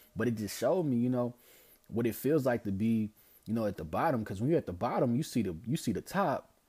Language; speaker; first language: English; native; English